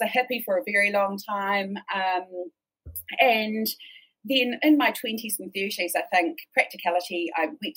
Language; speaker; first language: English; native; English